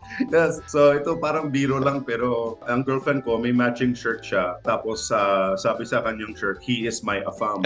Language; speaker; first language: Filipino; non-native, local second language; English